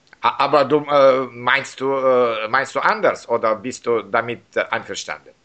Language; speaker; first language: German; non-native, learner; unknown